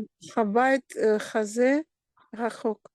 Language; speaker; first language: Hebrew; non-native, learner; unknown